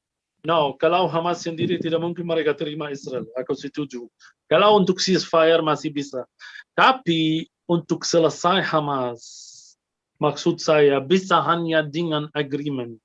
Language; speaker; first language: Indonesian; non-native, fluent; Arabic